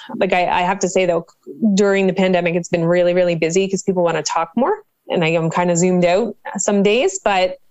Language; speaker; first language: English; native; English